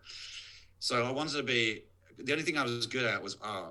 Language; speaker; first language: English; native; English